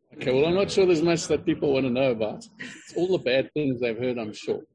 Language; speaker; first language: English; native; English